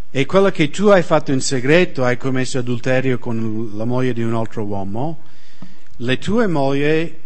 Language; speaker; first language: Italian; non-native, fluent; English